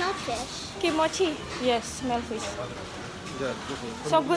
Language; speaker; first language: English; non-native, learner; Indonesian